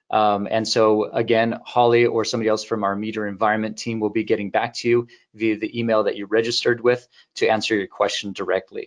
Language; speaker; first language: English; native; English